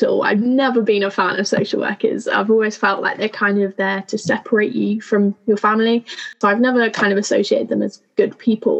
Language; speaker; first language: English; native; English